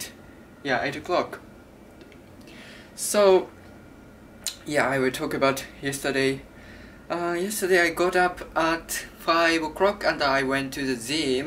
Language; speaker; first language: English; non-native, learner; Japanese